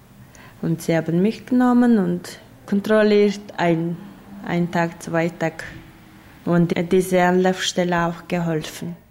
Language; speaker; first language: German; non-native, learner; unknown